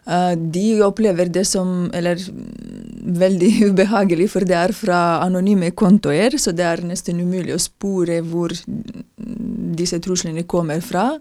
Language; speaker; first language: Norwegian; non-native, fluent; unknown